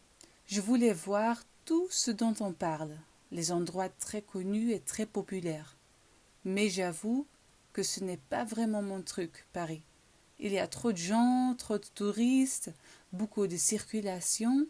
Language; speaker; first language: French; non-native, learner; Dutch